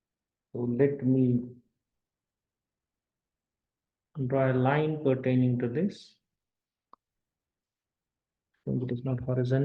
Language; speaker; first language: English; non-native, local second language; Kashmiri